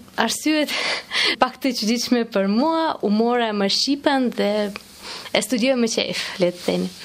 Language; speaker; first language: Albanian; non-native, fluent; Russian